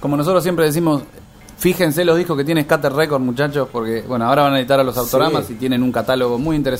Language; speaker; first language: Spanish; native; Spanish